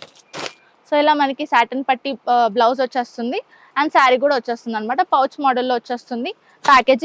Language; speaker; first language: Telugu; native; Telugu